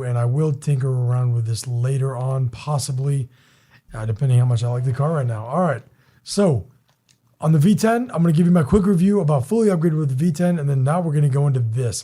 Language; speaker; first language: English; native; English